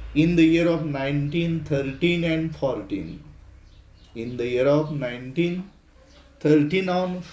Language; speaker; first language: English; non-native, local second language; Marathi